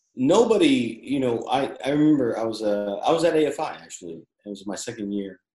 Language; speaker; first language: English; early bilingual, other home language; Filipino